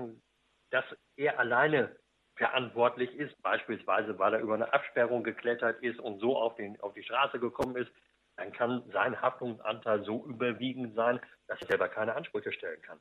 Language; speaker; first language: German; native; German